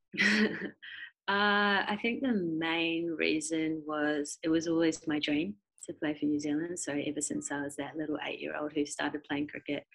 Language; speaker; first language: English; native; English